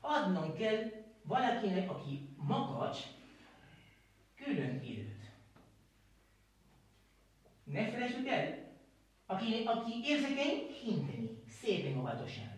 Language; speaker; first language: Hungarian; non-native, learner; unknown